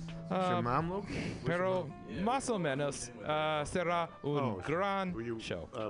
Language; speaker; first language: Spanish; non-native, learner; English